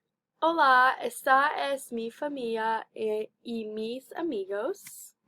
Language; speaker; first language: Spanish; non-native, learner; English